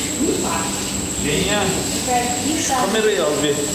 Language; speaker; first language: Turkish; native; Turkish